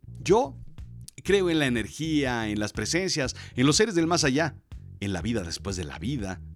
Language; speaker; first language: Spanish; native; Spanish